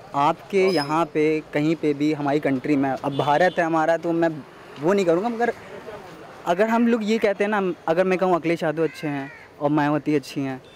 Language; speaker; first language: Hindi; native; Hindi